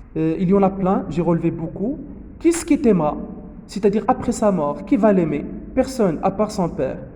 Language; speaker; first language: French; non-native, local second language; Arabic